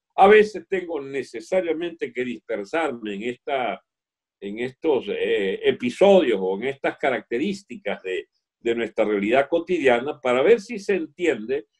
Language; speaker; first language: Spanish; native; Spanish